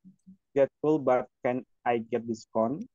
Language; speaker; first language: English; non-native, learner; Indonesian